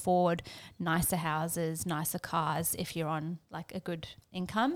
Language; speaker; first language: English; native; English